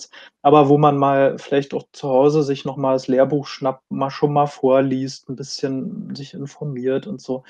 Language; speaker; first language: German; native; German